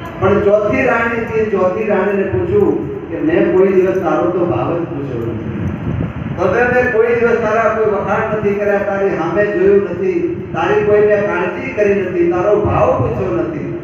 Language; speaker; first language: Gujarati; native; Gujarati